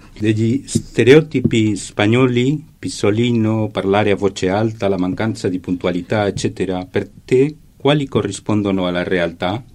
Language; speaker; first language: Italian; non-native, fluent; Spanish